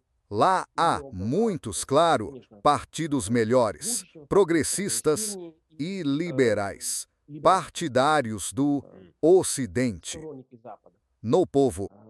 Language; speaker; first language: Portuguese; non-native, fluent; Serbian